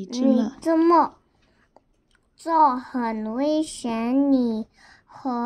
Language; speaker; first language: Chinese; non-native, learner; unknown